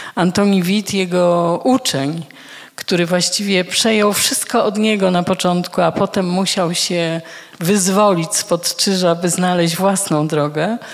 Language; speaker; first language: Polish; native; Polish